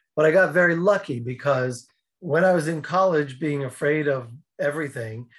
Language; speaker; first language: English; native; English